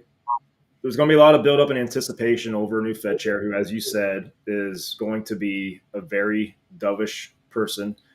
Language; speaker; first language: English; native; English